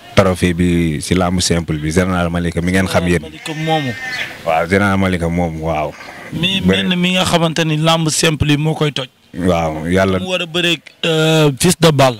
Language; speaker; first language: Wolof; non-native, local second language; Fula